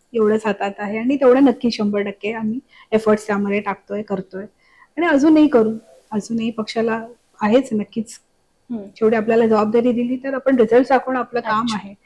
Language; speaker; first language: Marathi; native; Marathi